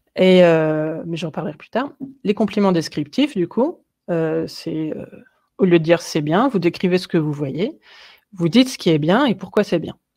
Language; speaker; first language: French; native; French